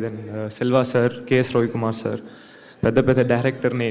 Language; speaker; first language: Telugu; non-native, learner; Tamil